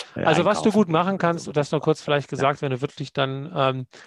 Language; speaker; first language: German; native; German